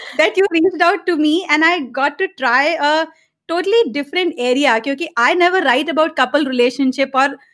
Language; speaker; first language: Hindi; native; Hindi